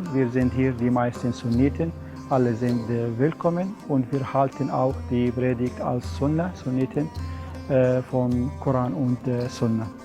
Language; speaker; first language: German; non-native, fluent; Arabic